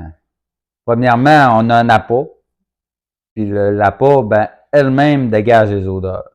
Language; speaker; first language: French; native; French